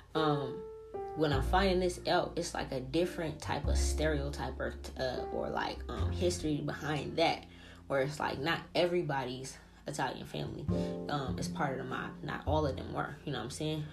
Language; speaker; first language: English; early bilingual, other home language; Italian